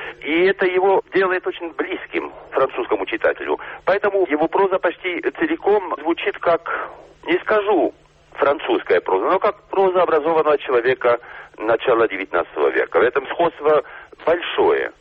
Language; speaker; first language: Russian; non-native, fluent; French